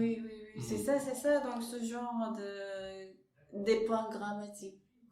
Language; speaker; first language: French; non-native, fluent; Japanese